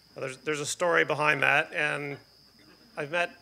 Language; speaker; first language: English; native; English